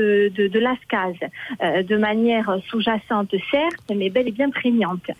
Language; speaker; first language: French; native; French